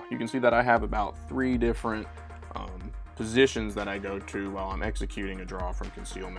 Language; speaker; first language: English; native; English